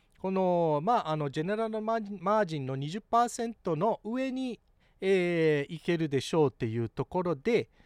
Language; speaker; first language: Japanese; early bilingual, heritage; Japanese